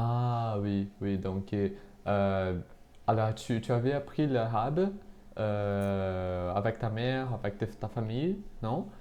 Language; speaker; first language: French; non-native, fluent; Portuguese